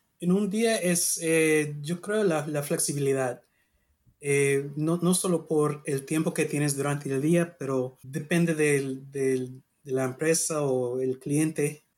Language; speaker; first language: Spanish; non-native, learner; English